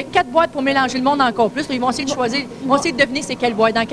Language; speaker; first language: French; native; French